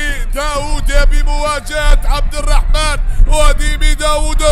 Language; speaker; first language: Arabic; native; Arabic